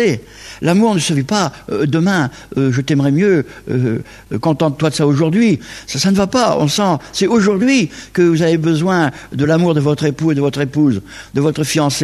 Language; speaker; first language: French; native; French